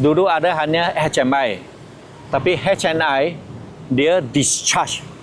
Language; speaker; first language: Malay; non-native, local second language; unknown